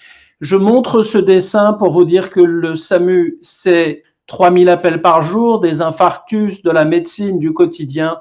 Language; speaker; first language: French; native; French